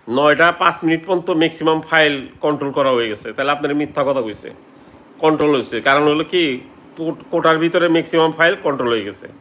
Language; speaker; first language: Bangla; native; Bangla